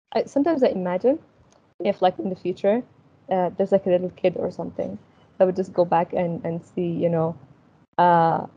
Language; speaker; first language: English; early bilingual, other home language; Arabic